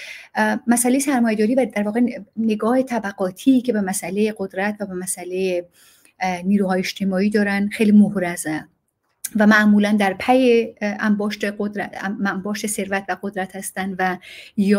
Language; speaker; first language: Persian; native; Persian